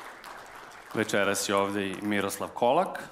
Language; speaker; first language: Serbian; native; Serbian